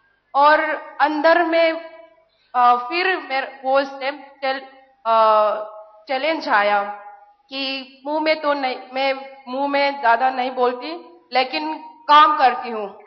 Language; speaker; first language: Hindi; non-native, local second language; Manipuri